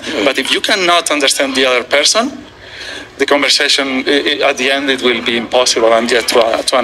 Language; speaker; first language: English; non-native, fluent; Spanish